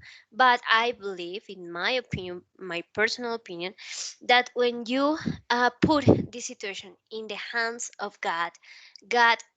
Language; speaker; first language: English; non-native, learner; Spanish